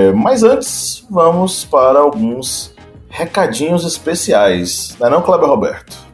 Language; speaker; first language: Portuguese; native; Portuguese